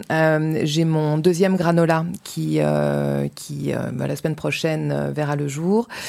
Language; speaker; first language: French; native; French